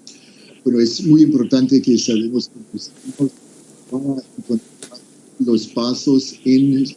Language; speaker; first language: Spanish; non-native, fluent; English